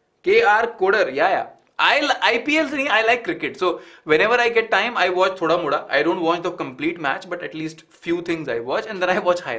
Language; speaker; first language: English; non-native, local second language; Hindi